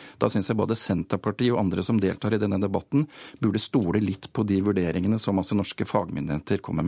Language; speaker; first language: Norwegian; native; Norwegian